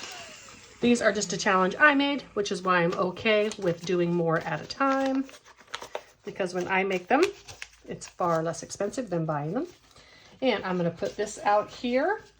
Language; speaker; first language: English; native; English